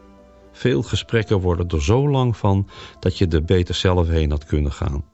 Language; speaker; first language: Dutch; native; Dutch